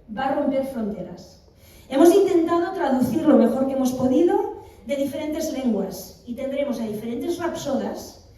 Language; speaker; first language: Spanish; non-native, local second language; Catalan